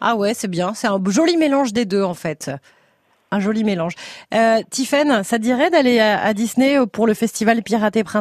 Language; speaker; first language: French; native; French